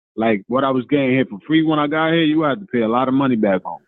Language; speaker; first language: English; non-native, fluent; Spanish